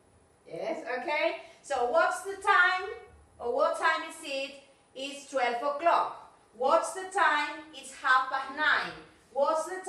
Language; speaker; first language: English; non-native, fluent; Spanish